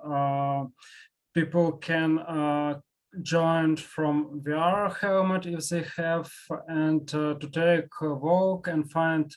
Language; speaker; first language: English; non-native, learner; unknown